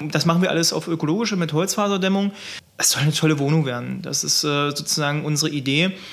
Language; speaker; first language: German; native; German